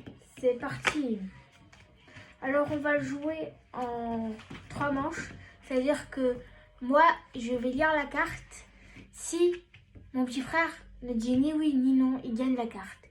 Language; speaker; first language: French; native; French